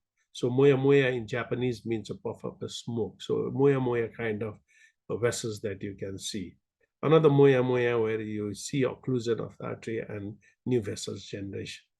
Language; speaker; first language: English; non-native, local second language; Nepali